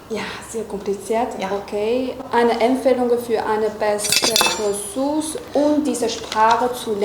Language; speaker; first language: German; non-native, learner; Chinese